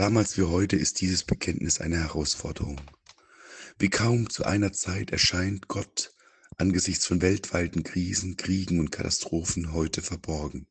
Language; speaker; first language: German; native; German